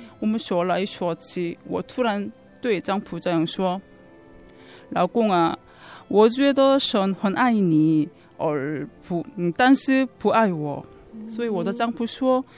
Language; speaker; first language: Chinese; non-native, fluent; Korean